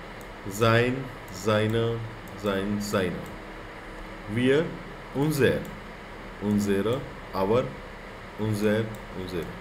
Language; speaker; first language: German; non-native, fluent; Hindi